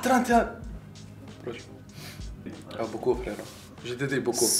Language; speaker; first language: French; non-native, learner; Slovenian